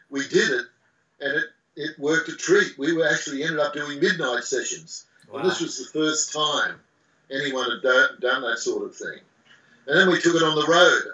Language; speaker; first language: English; native; English